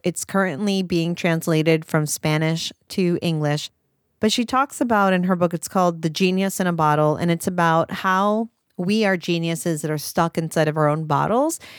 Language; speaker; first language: English; native; English